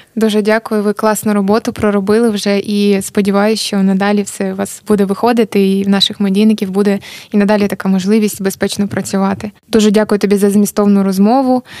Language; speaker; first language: Ukrainian; native; Ukrainian